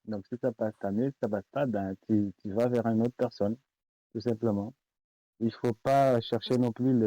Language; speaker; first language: French; non-native, local second language; Comorian